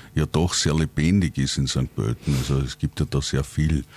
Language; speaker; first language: German; native; German